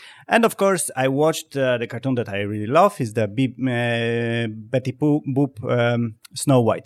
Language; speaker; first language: English; non-native, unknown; Polish